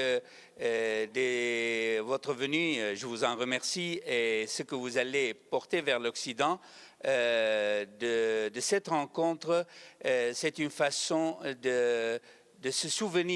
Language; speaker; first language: French; non-native, fluent; Arabic